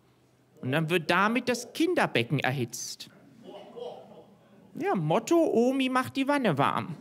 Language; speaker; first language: German; native; German